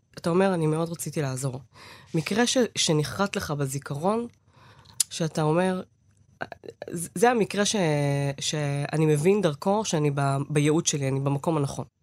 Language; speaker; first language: Hebrew; early bilingual, other home language; Amharic